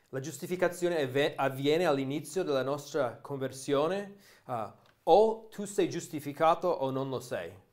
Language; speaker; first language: Italian; non-native, fluent; English